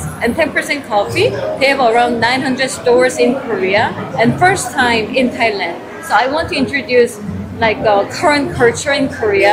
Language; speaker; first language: English; non-native, fluent; Korean